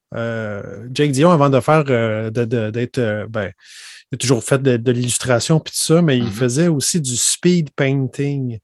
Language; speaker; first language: French; native; French